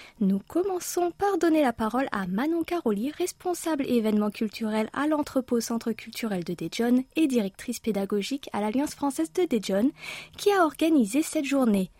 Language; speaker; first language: French; native; French